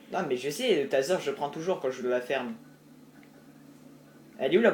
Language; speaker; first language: French; native; French